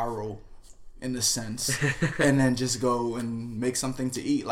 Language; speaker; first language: English; non-native, fluent; Haitian Creole